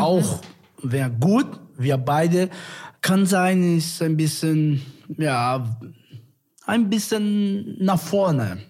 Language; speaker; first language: German; non-native, learner; Portuguese